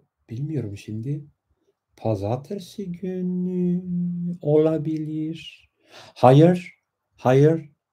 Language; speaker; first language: Turkish; non-native, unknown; English